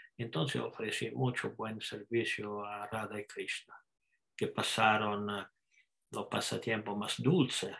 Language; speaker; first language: Spanish; non-native, fluent; Italian